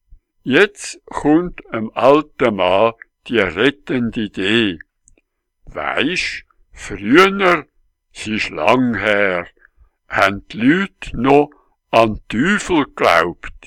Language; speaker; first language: German; native; German